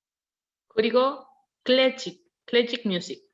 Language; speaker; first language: Korean; non-native, learner; Spanish